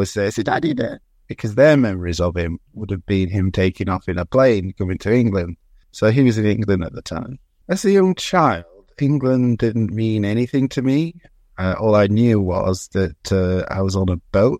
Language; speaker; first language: English; early bilingual, other home language; Jamaican Creole English